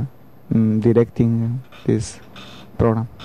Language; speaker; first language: English; non-native, learner; Spanish